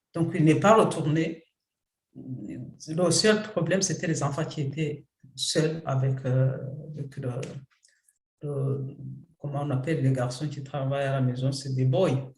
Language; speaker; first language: French; non-native, local second language; Kinyarwanda